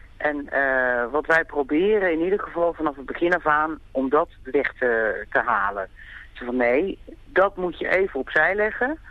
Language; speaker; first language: Dutch; native; Dutch